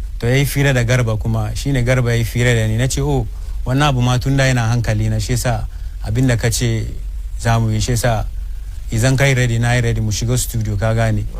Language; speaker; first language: Hausa; non-native, local second language; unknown